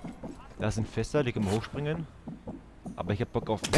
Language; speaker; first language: German; native; German